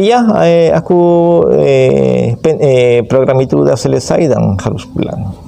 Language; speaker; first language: Indonesian; non-native, fluent; Spanish